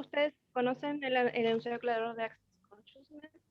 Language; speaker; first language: Spanish; native; Spanish